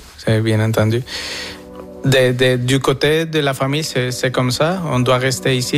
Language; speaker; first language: French; non-native, fluent; Spanish